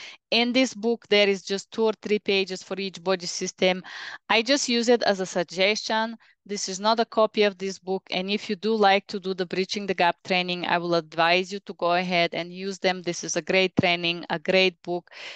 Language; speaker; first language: English; non-native, fluent; Bulgarian